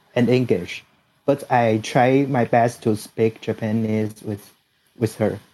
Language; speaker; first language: English; non-native, learner; Chinese